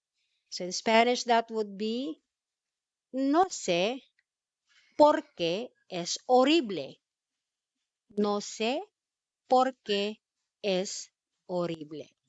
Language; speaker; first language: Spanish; non-native, fluent; Filipino